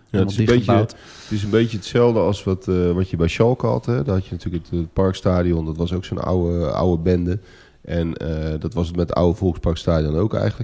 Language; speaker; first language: Dutch; native; Dutch